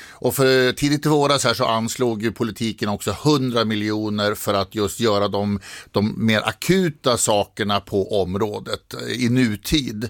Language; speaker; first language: Swedish; native; Swedish